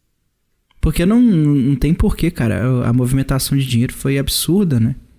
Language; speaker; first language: Portuguese; native; Portuguese